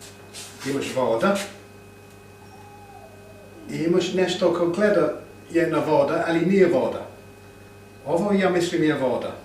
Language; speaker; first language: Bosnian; non-native, learner; English